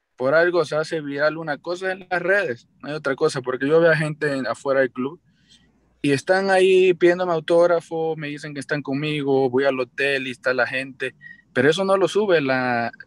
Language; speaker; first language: Spanish; native; Spanish